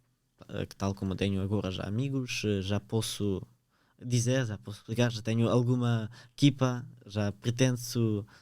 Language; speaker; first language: Portuguese; early bilingual, other home language; Ukrainian